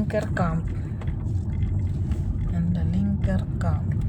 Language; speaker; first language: Dutch; non-native, learner; Filipino